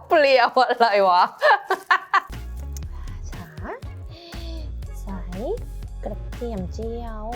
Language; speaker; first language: Thai; non-native, learner; Korean